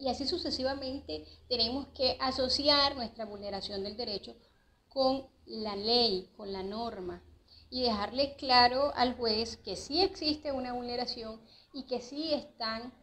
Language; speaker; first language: Spanish; native; Spanish